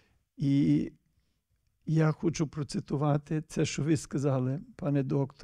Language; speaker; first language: Ukrainian; early bilingual, heritage; Ukrainian